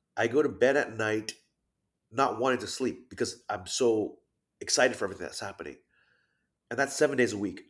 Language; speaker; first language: English; early bilingual, other home language; Thai